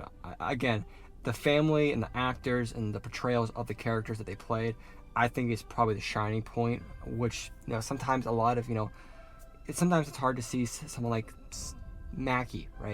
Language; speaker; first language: English; native; English